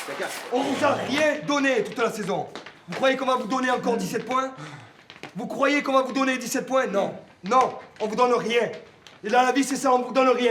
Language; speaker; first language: French; native; French